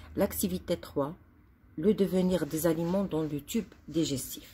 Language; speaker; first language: French; non-native, local second language; Arabic